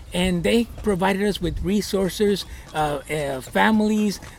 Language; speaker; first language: English; early bilingual, other home language; Spanish